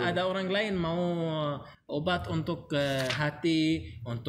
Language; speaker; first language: Indonesian; non-native, learner; Arabic